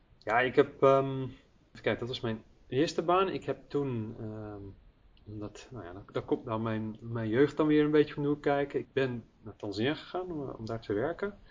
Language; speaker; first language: Dutch; early bilingual, heritage; Dutch